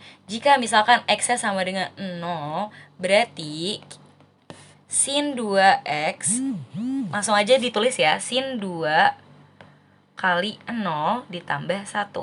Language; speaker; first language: Indonesian; native; Indonesian